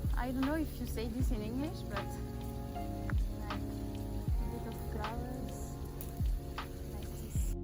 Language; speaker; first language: English; non-native, fluent; French